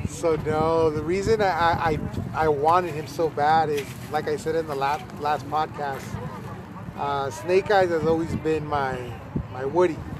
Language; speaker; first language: English; early bilingual, other home language; Spanish